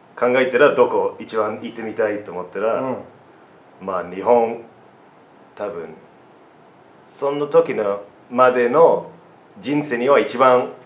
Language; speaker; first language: Japanese; non-native, fluent; English